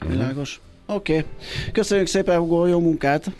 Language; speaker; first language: Hungarian; native; Hungarian